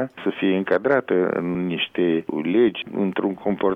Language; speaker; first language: Romanian; native; Romanian